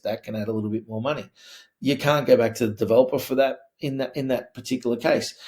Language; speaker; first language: English; native; English